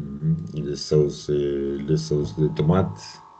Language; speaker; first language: French; non-native, learner; Spanish